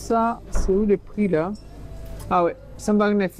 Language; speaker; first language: French; non-native, fluent; Spanish